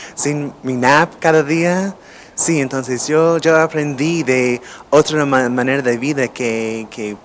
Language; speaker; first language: Spanish; non-native, fluent; English